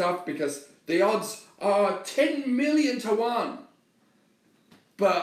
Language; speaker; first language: English; native; English